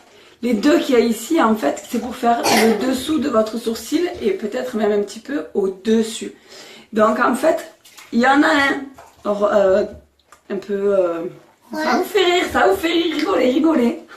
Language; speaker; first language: French; native; French